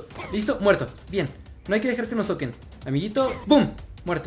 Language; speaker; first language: Spanish; native; Spanish